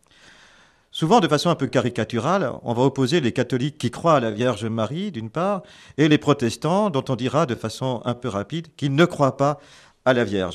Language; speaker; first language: French; native; French